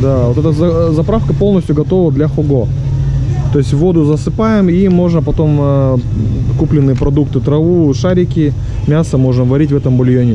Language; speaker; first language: Russian; native; Russian